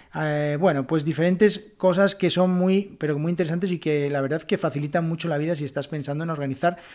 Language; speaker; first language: Spanish; native; Spanish